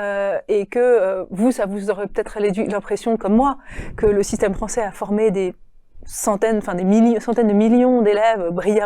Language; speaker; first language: French; native; French